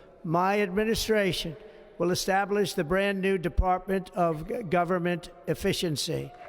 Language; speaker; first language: English; native; English